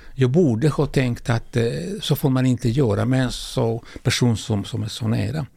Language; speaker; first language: Swedish; non-native, fluent; Spanish